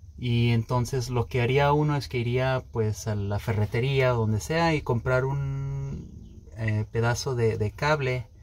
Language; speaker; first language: Spanish; early bilingual, heritage; Spanish